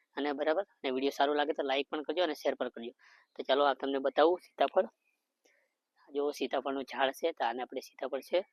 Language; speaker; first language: Gujarati; non-native, local second language; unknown